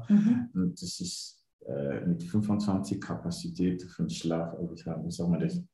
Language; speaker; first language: German; non-native, learner; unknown